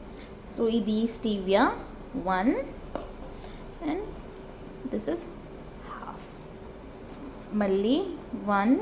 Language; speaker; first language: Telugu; non-native, learner; Marathi